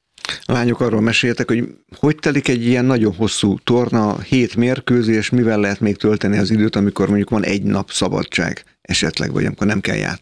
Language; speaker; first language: Hungarian; native; Hungarian